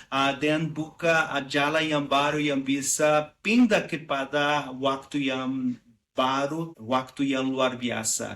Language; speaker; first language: Indonesian; non-native, learner; Portuguese